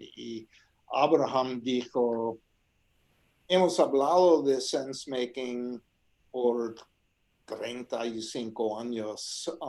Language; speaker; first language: Spanish; non-native, fluent; English